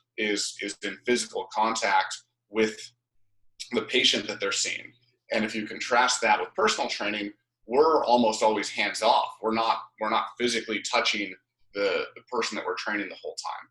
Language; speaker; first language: English; native; English